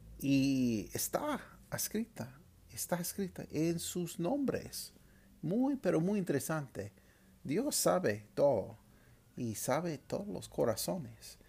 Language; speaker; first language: Spanish; non-native, fluent; English